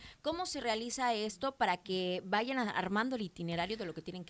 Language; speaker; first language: Spanish; native; Spanish